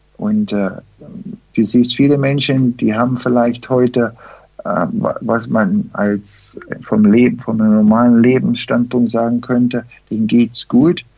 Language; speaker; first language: German; early bilingual, heritage; German